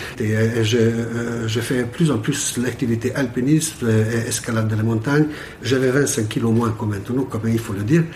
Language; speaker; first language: French; non-native, fluent; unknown